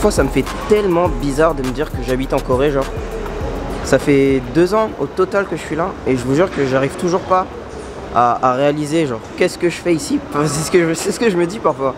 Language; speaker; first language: French; native; French